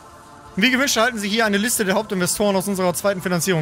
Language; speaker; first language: German; native; German